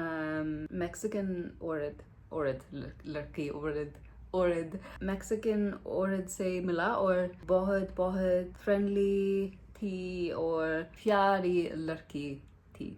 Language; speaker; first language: Hindi; non-native, learner; English